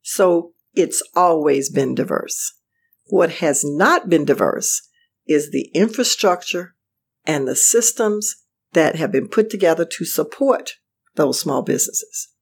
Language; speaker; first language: English; native; English